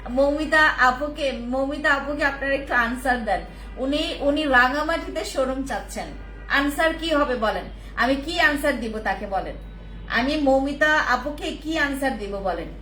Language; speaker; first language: Bangla; non-native, local second language; Khasi